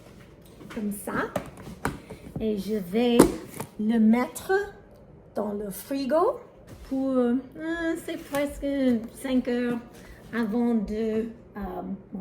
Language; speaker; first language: French; non-native, learner; English